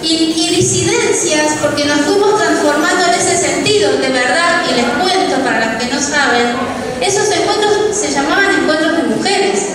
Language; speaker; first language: Spanish; native; Spanish